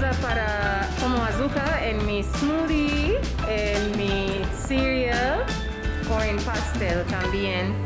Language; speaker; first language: Spanish; non-native, learner; English